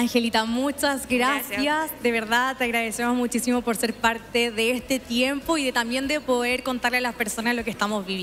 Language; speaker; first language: Spanish; native; Spanish